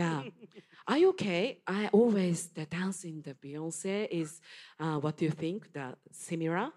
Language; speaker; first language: English; non-native, learner; Japanese